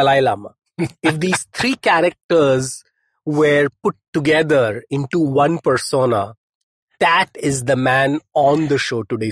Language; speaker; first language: English; non-native, local second language; Hindi